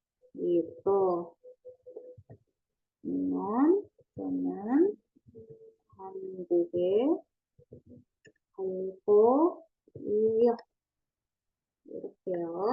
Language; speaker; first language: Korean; non-native, fluent; Indonesian